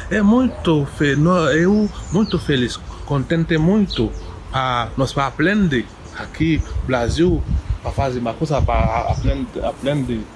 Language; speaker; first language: Portuguese; non-native, learner; Haitian Creole